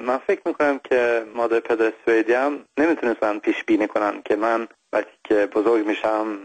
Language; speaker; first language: Persian; non-native, fluent; Swedish